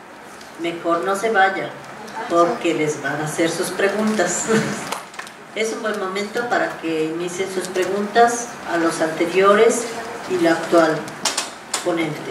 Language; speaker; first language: Spanish; native; Spanish